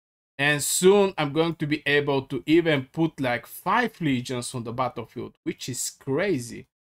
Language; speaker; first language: English; non-native, fluent; Bulgarian